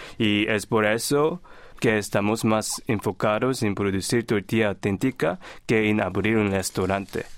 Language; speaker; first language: Spanish; non-native, fluent; Korean